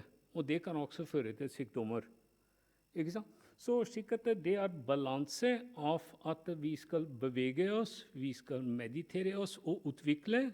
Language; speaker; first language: Norwegian; non-native, fluent; Punjabi